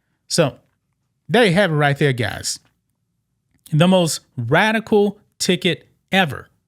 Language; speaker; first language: English; native; English